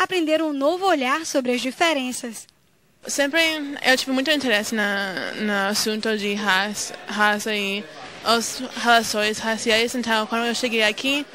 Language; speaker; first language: Portuguese; non-native, learner; English